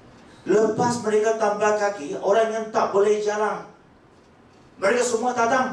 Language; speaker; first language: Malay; non-native, local second language; Chinese